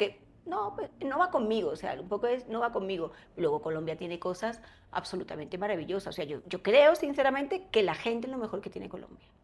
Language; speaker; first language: Spanish; native; Spanish